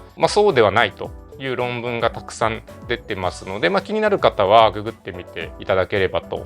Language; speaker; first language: Japanese; native; Japanese